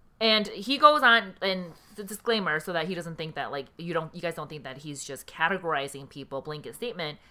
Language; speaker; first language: English; early bilingual, other home language; Korean